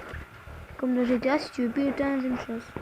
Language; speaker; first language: French; native; French